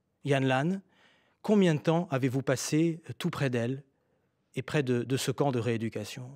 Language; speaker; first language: French; native; French